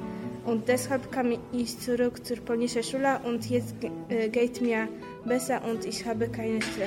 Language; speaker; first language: German; non-native, fluent; Polish